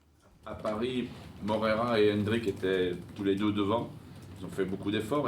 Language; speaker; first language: French; native; French